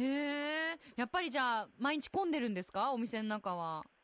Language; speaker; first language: Japanese; native; Japanese